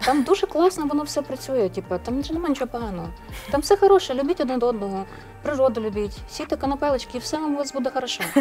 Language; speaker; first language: Ukrainian; native; Ukrainian